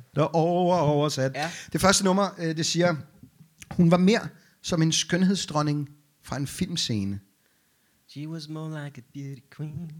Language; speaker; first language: Danish; non-native, fluent; Arabic